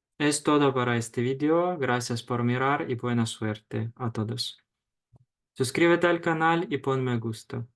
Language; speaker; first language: Spanish; non-native, fluent; Ukrainian